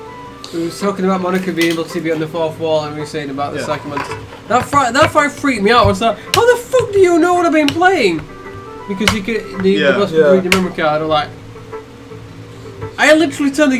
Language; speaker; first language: English; native; English